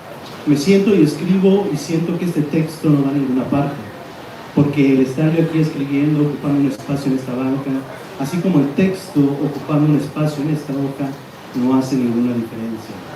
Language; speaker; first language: Spanish; native; Spanish